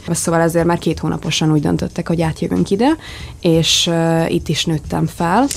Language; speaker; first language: Hungarian; early bilingual, other home language; Serbian